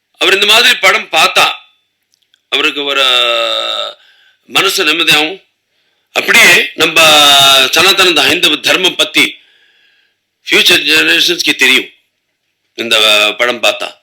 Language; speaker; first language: Tamil; non-native, local second language; Telugu